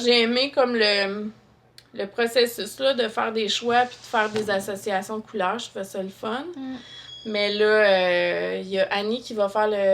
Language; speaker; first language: French; native; French